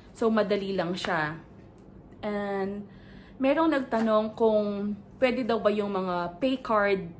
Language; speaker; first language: Filipino; native; Filipino